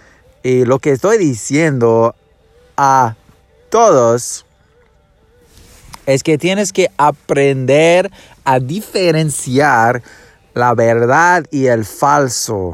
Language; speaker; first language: Spanish; non-native, fluent; English